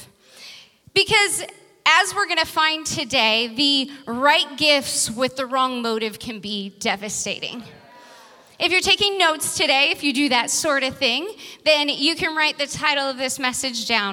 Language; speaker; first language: English; native; English